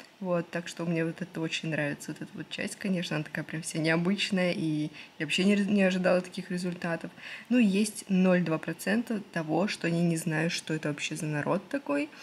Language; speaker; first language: Russian; native; Russian